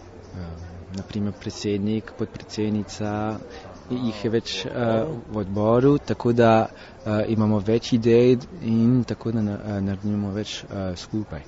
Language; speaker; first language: Slovenian; early bilingual, heritage; Slovenian